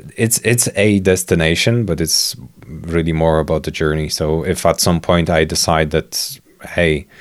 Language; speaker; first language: English; non-native, fluent; Polish